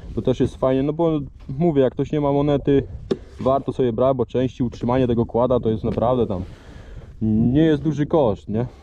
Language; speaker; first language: Polish; native; Polish